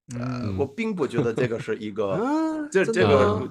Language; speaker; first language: Chinese; non-native, fluent; English